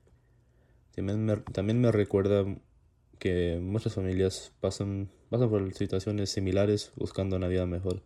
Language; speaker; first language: Spanish; early bilingual, heritage; Spanish